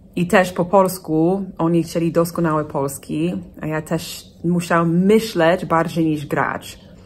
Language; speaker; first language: Polish; non-native, fluent; English